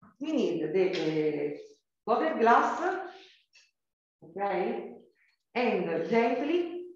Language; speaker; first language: English; non-native, learner; Italian